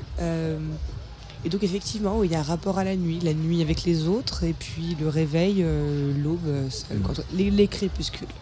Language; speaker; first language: French; native; French